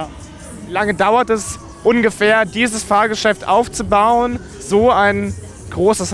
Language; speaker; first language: German; native; German